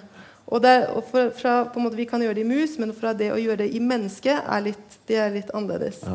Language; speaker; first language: Norwegian; native; Norwegian